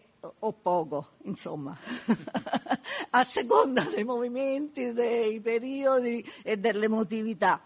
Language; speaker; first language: Italian; native; Italian